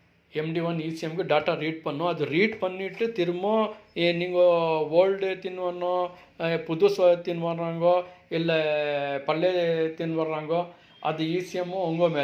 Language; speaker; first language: Tamil; non-native, local second language; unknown